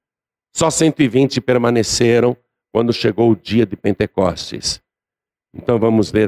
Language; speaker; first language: Portuguese; native; Portuguese